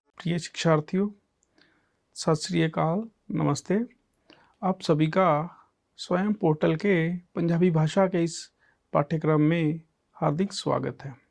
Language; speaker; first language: Hindi; non-native, local second language; Punjabi